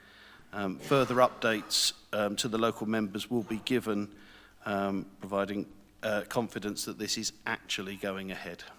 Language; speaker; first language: English; native; English